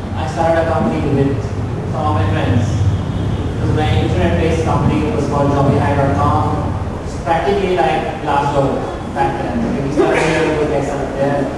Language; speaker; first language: English; non-native, local second language; Kannada